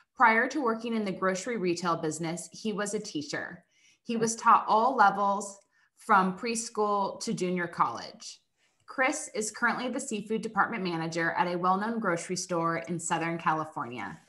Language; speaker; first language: English; native; English